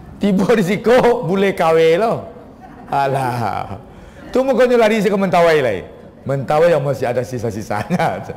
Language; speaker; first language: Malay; non-native, local second language; Minangkabau